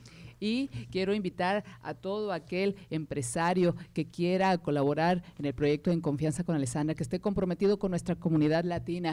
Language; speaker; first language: Spanish; native; Spanish